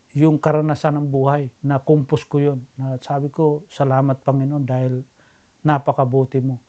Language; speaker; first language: Filipino; non-native, local second language; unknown